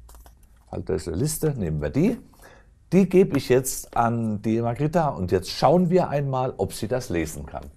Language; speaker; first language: German; native; German